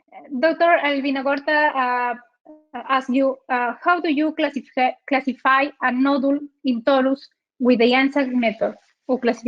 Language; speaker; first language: English; non-native, learner; Spanish